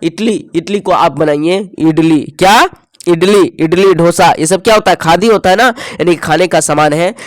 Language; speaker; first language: Hindi; native; Hindi